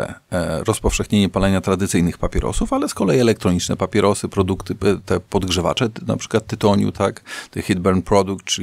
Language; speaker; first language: Polish; native; Polish